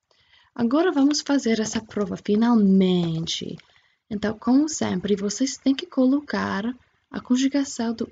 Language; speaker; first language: Portuguese; non-native, fluent; English